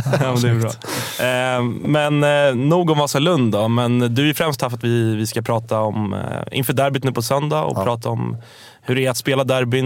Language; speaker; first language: Swedish; native; Swedish